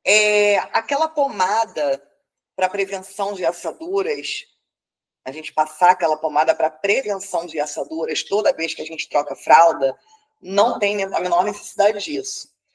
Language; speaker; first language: Portuguese; native; Portuguese